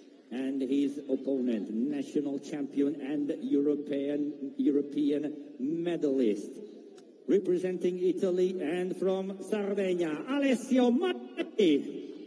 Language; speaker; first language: English; non-native, fluent; Italian